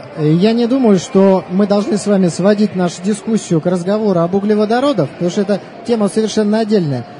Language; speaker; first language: Russian; native; Russian